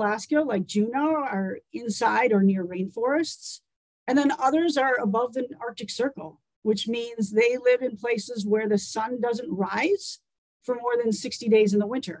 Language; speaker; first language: English; native; English